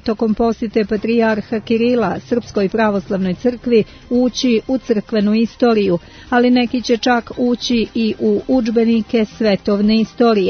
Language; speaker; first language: Croatian; native; Croatian